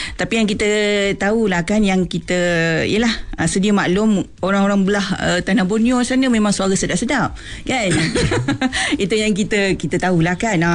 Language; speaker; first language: Malay; native; Malay